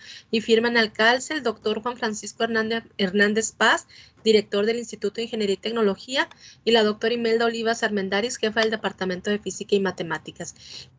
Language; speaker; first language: Spanish; native; Spanish